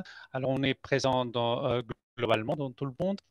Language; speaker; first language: French; non-native, fluent; Spanish